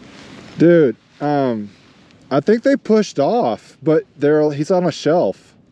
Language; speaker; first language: English; native; English